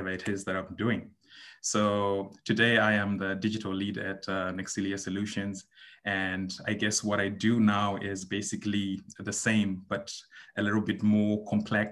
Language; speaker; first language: English; non-native, local second language; Shona